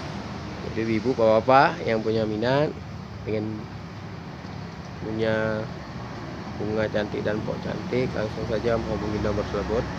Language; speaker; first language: Indonesian; native; Indonesian